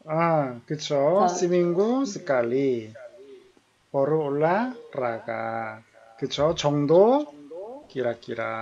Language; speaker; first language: Indonesian; non-native, learner; Korean